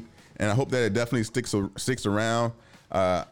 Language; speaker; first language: English; native; English